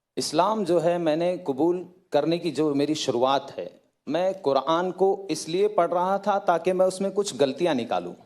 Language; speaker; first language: Hindi; native; Hindi